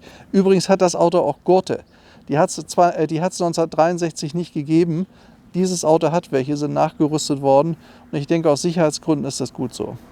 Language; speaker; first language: German; native; German